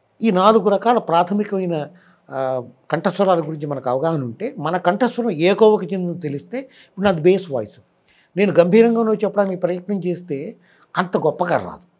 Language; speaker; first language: Telugu; native; Telugu